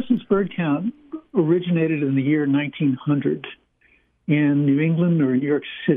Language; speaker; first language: English; native; English